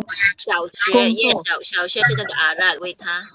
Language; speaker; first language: Chinese; non-native, fluent; Filipino